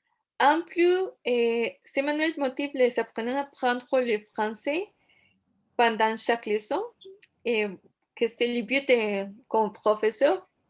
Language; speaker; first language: French; non-native, fluent; Spanish